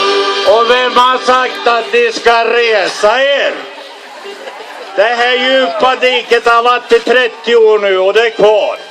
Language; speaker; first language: Swedish; native; Swedish